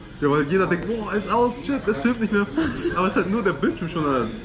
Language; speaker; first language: German; native; German